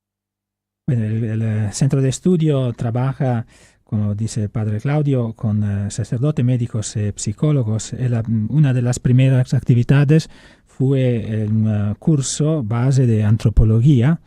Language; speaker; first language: Spanish; non-native, fluent; Italian